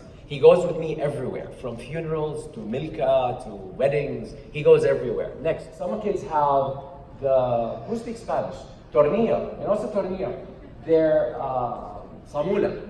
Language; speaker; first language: English; non-native, fluent; Arabic